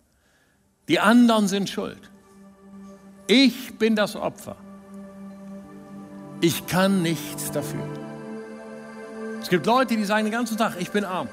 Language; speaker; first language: German; native; German